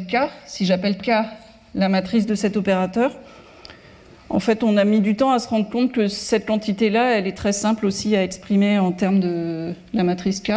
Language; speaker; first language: French; native; French